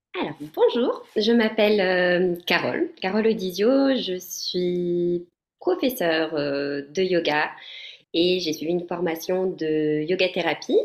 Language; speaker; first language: French; non-native, fluent; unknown